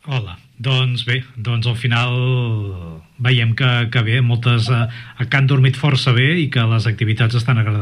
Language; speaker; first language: Catalan; native; Catalan